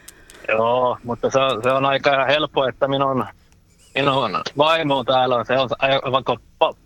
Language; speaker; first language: Finnish; early bilingual, heritage; Finnish